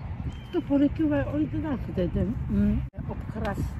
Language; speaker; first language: Dutch; non-native, learner; Indonesian